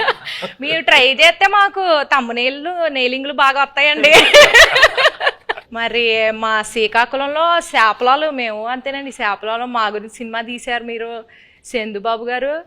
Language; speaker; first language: Telugu; native; Telugu